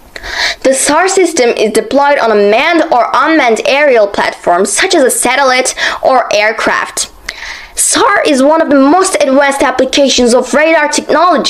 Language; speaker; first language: English; non-native, fluent; Turkish